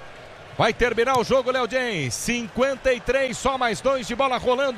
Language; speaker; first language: Portuguese; native; Portuguese